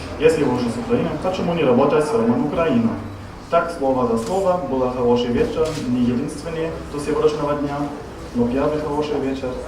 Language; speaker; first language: Russian; non-native, learner; German